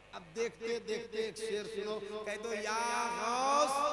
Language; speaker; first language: Hindi; native; Hindi